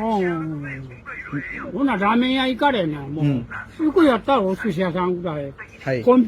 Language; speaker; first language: Japanese; native; Japanese